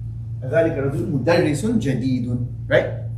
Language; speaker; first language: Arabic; non-native, fluent; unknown